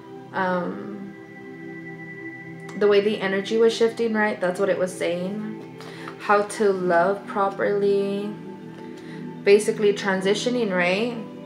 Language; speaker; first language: English; early bilingual, other home language; Spanish